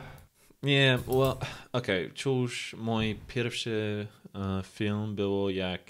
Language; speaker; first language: Polish; non-native, learner; English